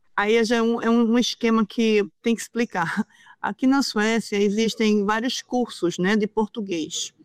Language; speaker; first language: Portuguese; native; Portuguese